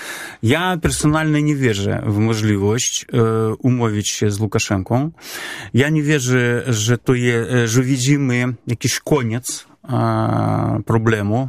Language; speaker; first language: Polish; non-native, fluent; Belarusian